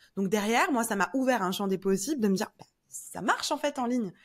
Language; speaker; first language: French; native; French